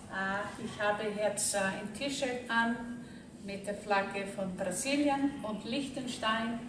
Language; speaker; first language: German; non-native, fluent; Portuguese